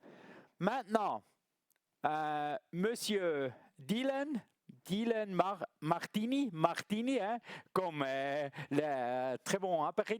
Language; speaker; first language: French; non-native, local second language; German